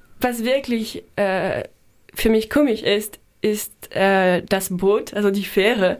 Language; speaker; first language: German; non-native, fluent; French